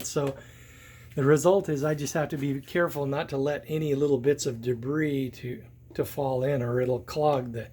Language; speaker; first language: English; native; English